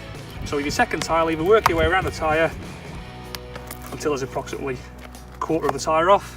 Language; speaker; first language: English; native; English